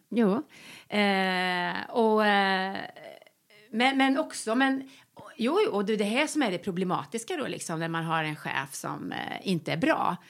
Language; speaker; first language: Swedish; native; Swedish